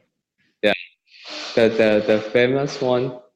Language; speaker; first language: English; non-native, learner; Chinese